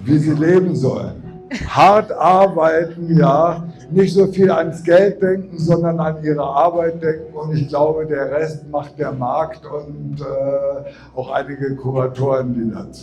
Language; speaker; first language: German; native; German